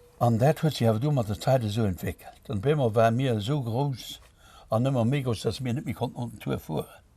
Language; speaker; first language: Luxembourgish; native; Luxembourgish